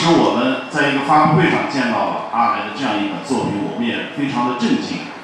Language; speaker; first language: Chinese; native; Chinese